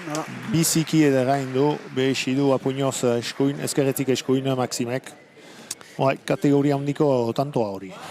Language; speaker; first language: Basque; native; Basque